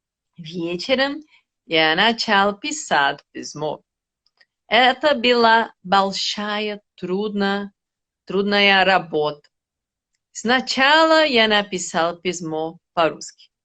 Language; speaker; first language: Russian; non-native, learner; Portuguese